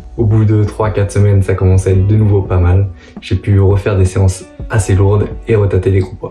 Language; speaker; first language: French; native; French